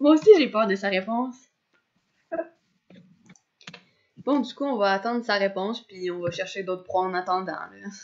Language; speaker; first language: French; native; French